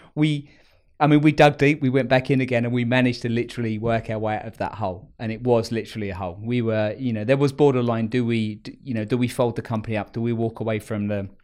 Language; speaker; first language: English; native; English